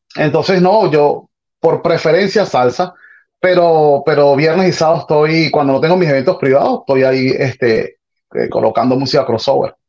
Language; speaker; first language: Spanish; native; Spanish